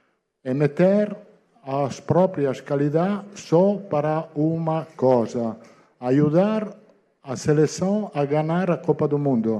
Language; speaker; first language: Portuguese; non-native, fluent; Italian